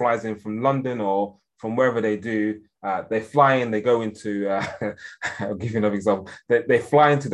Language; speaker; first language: English; native; English